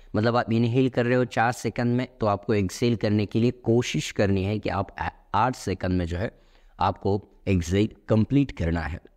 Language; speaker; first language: Hindi; non-native, local second language; Marathi